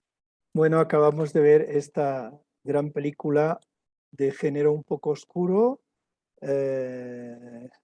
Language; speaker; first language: Spanish; native; Spanish